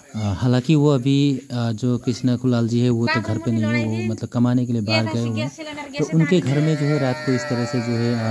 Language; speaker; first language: Hindi; non-native, local second language; Nepali